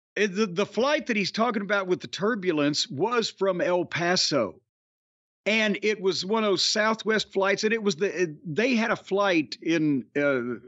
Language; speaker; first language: English; native; English